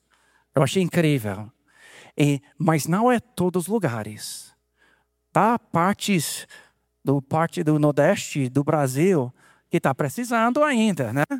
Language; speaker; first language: Portuguese; non-native, fluent; English